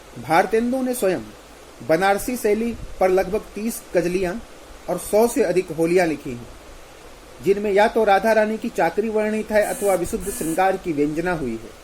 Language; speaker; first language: Hindi; native; Hindi